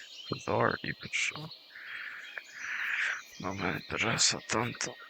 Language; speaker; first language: Spanish; non-native, learner; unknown